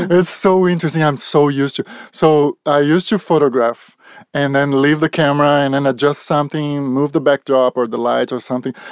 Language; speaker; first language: English; non-native, fluent; Portuguese